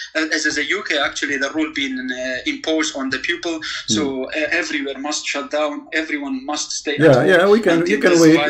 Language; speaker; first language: English; non-native, fluent; Kurdish